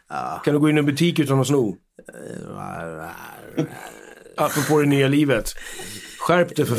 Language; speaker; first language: Swedish; native; Swedish